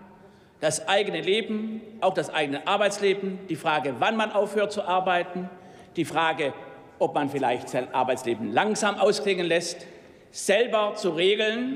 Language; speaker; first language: German; native; German